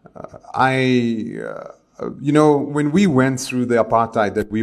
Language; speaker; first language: English; native; English